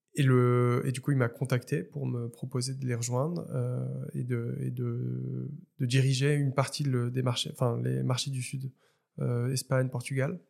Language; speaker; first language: French; non-native, local second language; Arabic